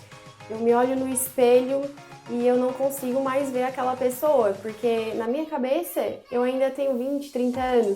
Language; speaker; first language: Portuguese; native; Portuguese